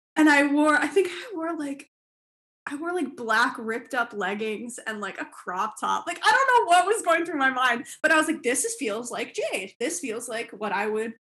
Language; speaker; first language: English; native; English